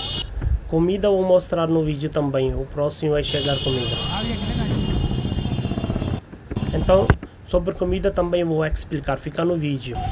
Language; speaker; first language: Portuguese; non-native, learner; Hindi